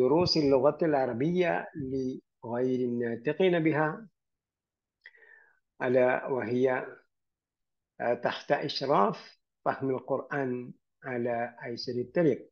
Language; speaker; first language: Arabic; non-native, fluent; Malayalam